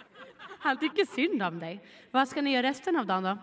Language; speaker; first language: Swedish; native; Swedish